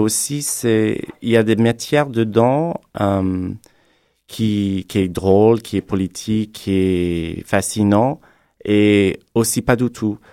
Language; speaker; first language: French; non-native, fluent; English